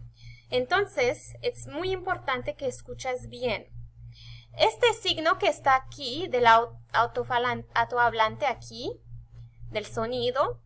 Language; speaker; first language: Spanish; non-native, fluent; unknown